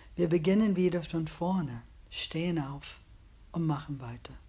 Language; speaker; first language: German; non-native, fluent; English